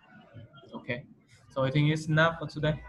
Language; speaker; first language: English; non-native, fluent; Vietnamese